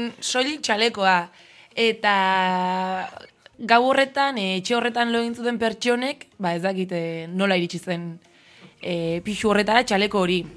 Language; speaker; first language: Basque; native; Basque